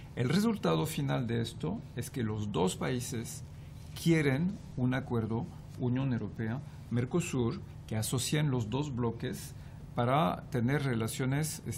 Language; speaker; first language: Spanish; non-native, fluent; French